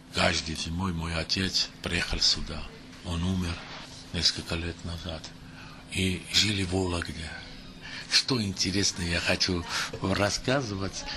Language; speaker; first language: Russian; non-native, local second language; Armenian